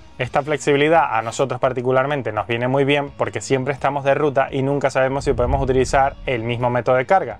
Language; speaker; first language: Spanish; native; Spanish